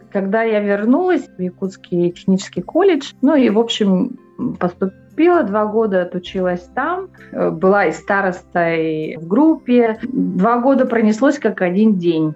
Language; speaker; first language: Russian; non-native, local second language; Yakut